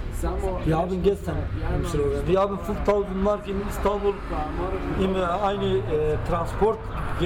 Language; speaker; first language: German; non-native, learner; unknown